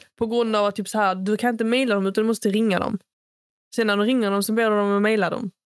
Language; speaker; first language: Swedish; native; Swedish